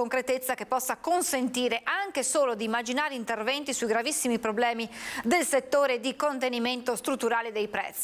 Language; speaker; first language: Italian; native; Italian